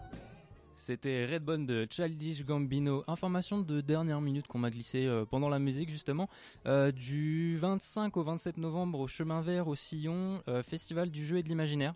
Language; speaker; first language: French; native; French